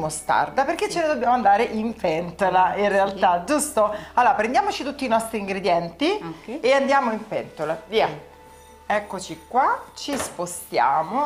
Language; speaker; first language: Italian; native; Italian